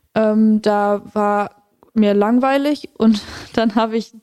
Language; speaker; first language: German; native; German